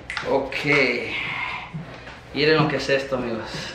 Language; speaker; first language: Spanish; native; Spanish